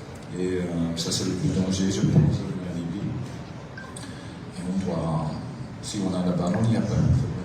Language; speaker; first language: French; non-native, fluent; Dutch